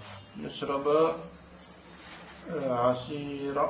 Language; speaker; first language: Arabic; non-native, learner; French